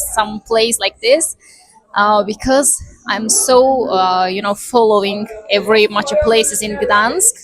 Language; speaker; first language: English; non-native, learner; Azerbaijani